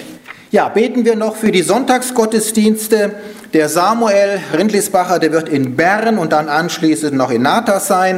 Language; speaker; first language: German; native; German